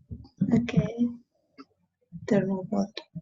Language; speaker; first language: English; non-native, learner; Spanish